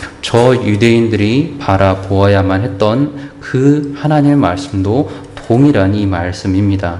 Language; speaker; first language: Korean; native; Korean